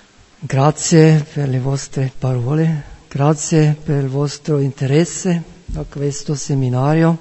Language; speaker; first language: Italian; non-native, fluent; German